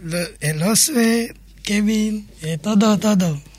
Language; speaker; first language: Spanish; non-native, learner; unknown